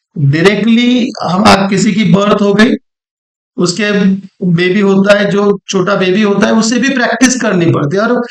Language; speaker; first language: Hindi; non-native, local second language; Marathi